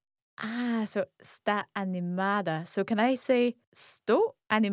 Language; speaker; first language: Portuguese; non-native, learner; English